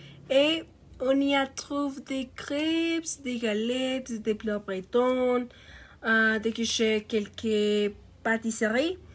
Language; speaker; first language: French; non-native, learner; Spanish